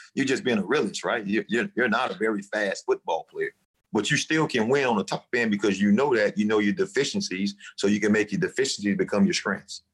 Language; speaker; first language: English; native; English